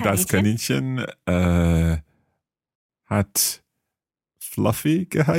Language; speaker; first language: German; non-native, learner; English